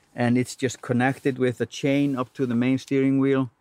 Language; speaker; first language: English; non-native, fluent; Icelandic